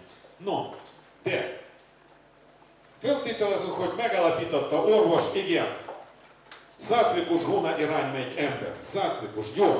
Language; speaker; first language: Hungarian; non-native, learner; Russian